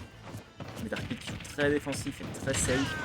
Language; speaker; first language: French; native; French